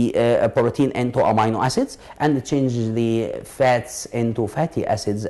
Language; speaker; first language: English; non-native, local second language; Arabic